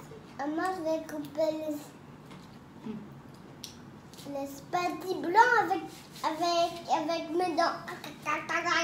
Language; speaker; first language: French; early bilingual, other home language; Vietnamese